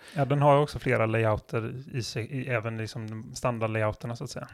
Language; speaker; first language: Swedish; native; Swedish